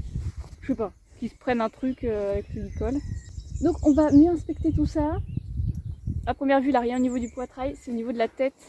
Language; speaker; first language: French; native; French